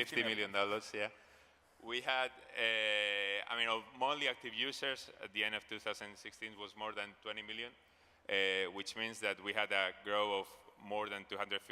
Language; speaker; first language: English; non-native, fluent; Spanish